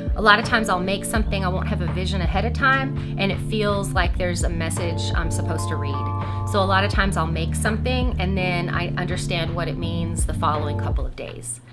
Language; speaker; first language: English; native; English